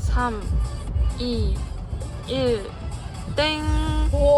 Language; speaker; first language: Korean; native; Korean